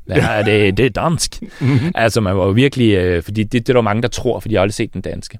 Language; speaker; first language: Danish; native; Danish